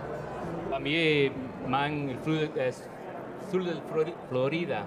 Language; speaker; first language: Spanish; early bilingual, heritage; Spanish